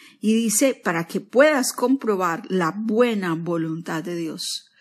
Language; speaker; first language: Spanish; native; Spanish